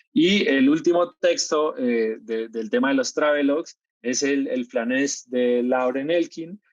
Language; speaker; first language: Spanish; native; Spanish